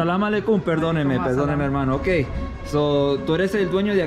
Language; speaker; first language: Spanish; non-native, fluent; English